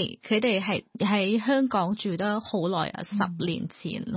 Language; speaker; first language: Cantonese; non-native, learner; Thai